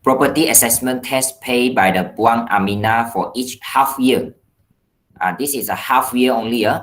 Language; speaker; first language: English; non-native, local second language; Malay